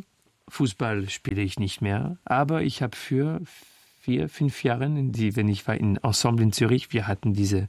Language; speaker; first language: German; non-native, fluent; French